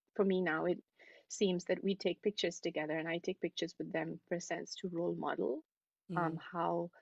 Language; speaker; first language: English; non-native, local second language; Hindi